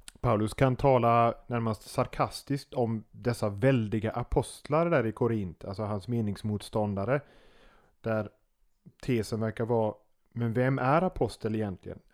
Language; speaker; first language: Swedish; native; Swedish